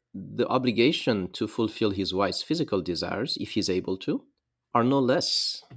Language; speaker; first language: English; non-native, fluent; Arabic